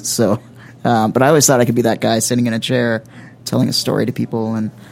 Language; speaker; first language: English; native; English